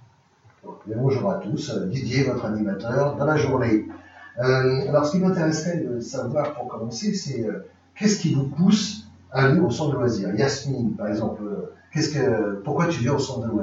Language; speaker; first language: French; native; French